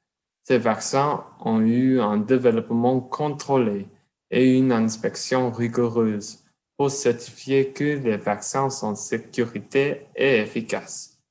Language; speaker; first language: French; non-native, learner; English